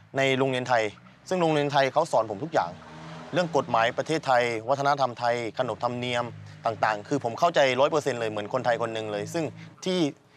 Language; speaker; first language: Thai; early bilingual, other home language; Burmese